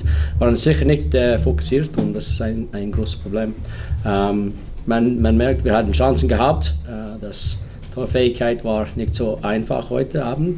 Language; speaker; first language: German; non-native, learner; English